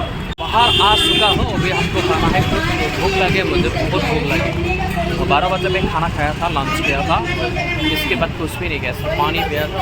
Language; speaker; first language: Hindi; non-native, local second language; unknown